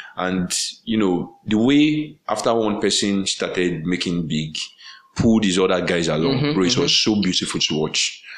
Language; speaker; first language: English; non-native, local second language; Yoruba